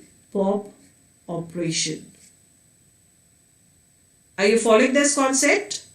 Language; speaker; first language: English; non-native, local second language; Hindi